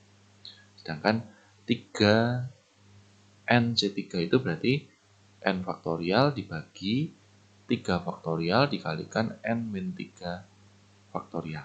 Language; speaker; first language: Indonesian; native; Indonesian